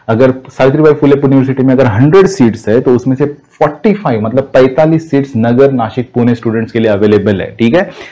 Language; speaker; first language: Hindi; non-native, local second language; Marathi